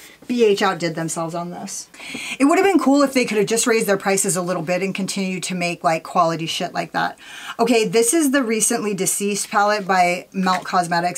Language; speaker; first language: English; native; English